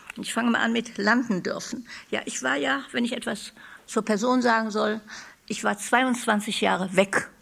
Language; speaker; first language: German; native; German